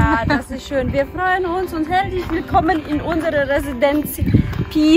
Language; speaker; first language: German; non-native, fluent; Polish